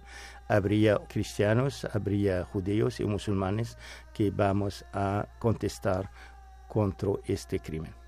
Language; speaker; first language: Spanish; non-native, fluent; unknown